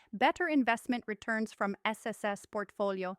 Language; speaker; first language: English; non-native, local second language; Filipino